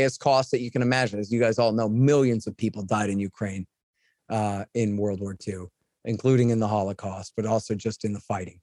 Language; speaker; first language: English; native; English